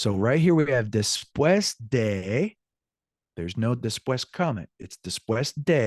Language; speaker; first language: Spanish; non-native, fluent; English